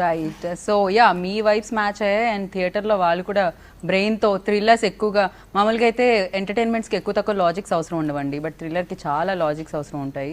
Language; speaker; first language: Telugu; native; Telugu